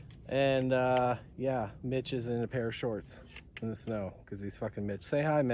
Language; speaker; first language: English; native; English